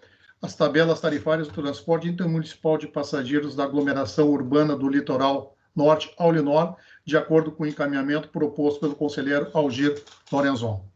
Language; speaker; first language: Portuguese; native; Portuguese